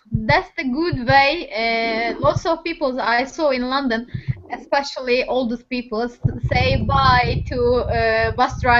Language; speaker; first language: English; non-native, learner; Turkish